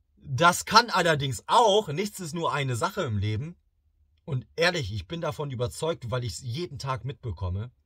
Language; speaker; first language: German; early bilingual, other home language; Bosnian